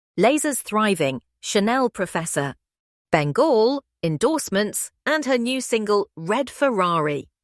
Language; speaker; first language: English; non-native, local second language; Filipino